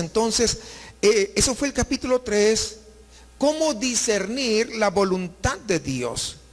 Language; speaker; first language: Spanish; native; Spanish